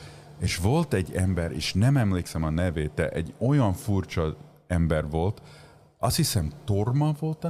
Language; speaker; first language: Hungarian; early bilingual, heritage; Hungarian